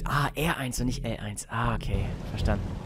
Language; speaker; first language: German; native; German